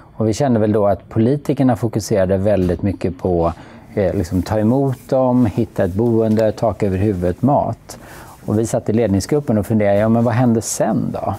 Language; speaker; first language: Swedish; native; Swedish